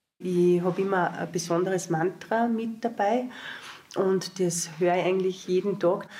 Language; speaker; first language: German; native; German